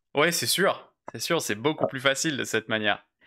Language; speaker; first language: French; native; French